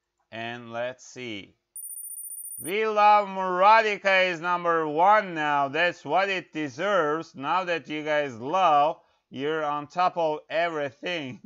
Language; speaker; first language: English; non-native, fluent; Turkish